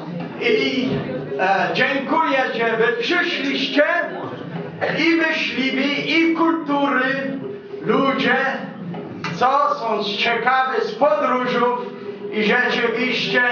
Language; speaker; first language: Polish; early bilingual, heritage; English